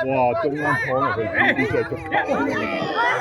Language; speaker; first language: Cantonese; native; Cantonese